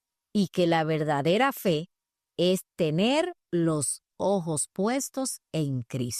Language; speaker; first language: Spanish; native; Spanish